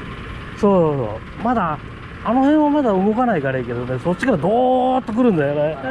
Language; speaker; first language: Japanese; native; Japanese